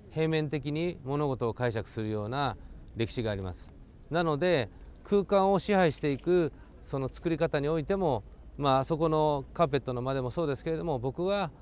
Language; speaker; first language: Japanese; native; Japanese